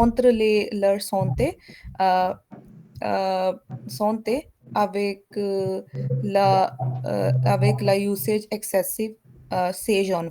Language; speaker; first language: French; non-native, learner; Hindi